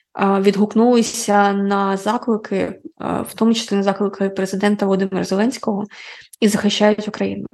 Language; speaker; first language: Ukrainian; non-native, local second language; Russian